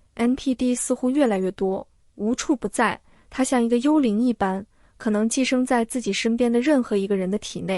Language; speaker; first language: Chinese; native; Chinese